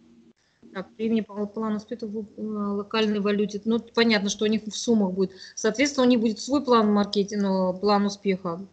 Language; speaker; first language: Russian; native; Russian